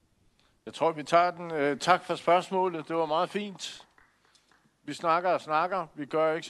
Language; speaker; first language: Danish; native; Danish